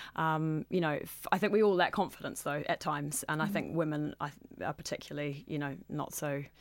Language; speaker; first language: English; native; English